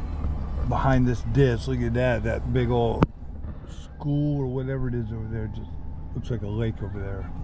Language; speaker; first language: English; native; English